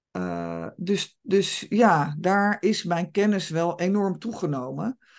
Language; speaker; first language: Dutch; native; Dutch